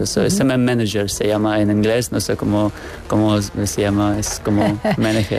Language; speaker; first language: Spanish; non-native, learner; Ukrainian